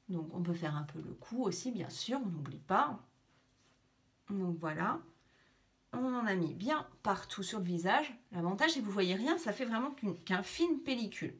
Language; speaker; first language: French; native; French